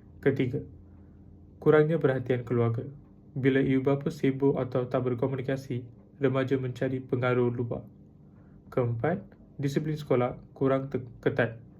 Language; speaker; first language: Malay; non-native, local second language; Tamil